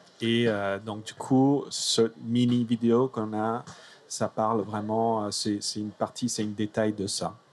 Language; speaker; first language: French; non-native, fluent; Italian